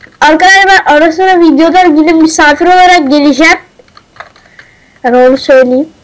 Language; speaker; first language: Turkish; native; Turkish